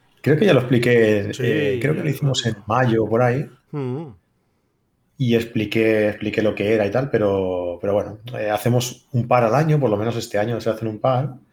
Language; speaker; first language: Spanish; native; Spanish